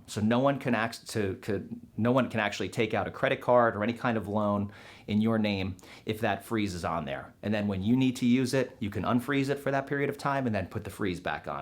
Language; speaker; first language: English; native; English